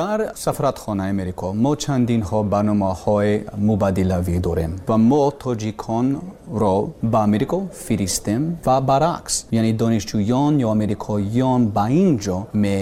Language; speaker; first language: Persian; non-native, learner; English